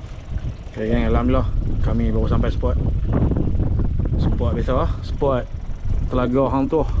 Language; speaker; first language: Malay; native; Malay